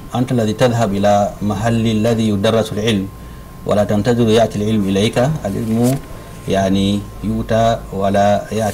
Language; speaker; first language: Arabic; non-native, fluent; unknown